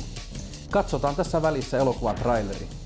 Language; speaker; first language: Finnish; native; Finnish